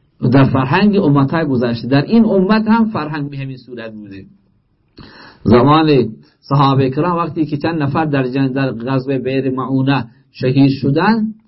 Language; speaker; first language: Persian; native; Persian